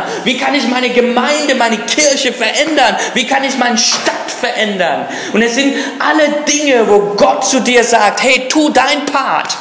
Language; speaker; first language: German; non-native, fluent; English